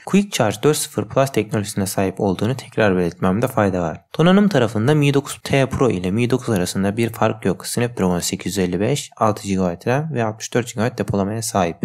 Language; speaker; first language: Turkish; native; Turkish